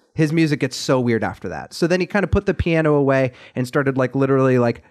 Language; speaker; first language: English; native; English